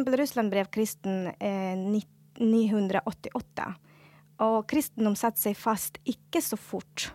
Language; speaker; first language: Norwegian; non-native, fluent; Russian